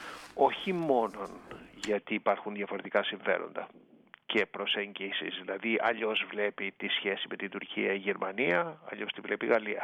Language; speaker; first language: Greek; native; Greek